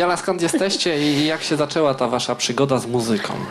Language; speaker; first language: Polish; native; Polish